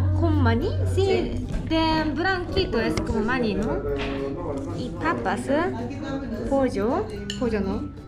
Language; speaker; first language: Spanish; non-native, learner; Japanese